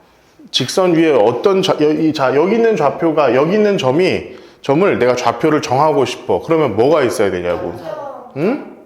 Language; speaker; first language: Korean; native; Korean